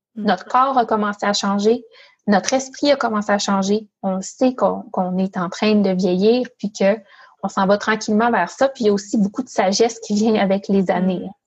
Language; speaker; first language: French; native; French